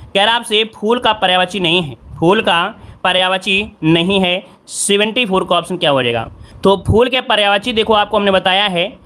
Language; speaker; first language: Hindi; native; Hindi